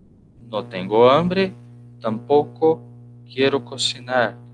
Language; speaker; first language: Spanish; non-native, fluent; Portuguese